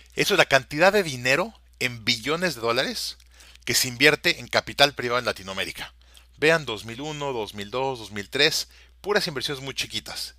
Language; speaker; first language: Spanish; native; Spanish